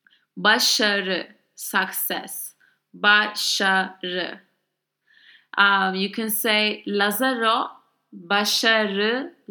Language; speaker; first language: Turkish; non-native, learner; English